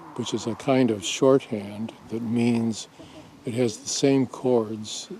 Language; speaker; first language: English; native; English